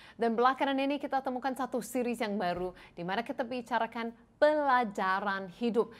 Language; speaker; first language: Indonesian; non-native, fluent; English